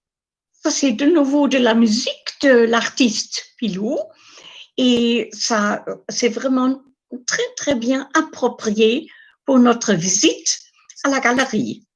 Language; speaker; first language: French; non-native, fluent; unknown